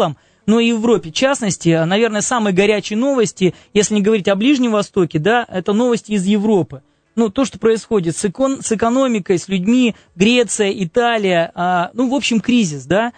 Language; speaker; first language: Russian; native; Russian